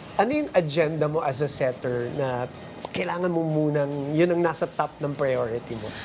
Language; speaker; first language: Filipino; native; Filipino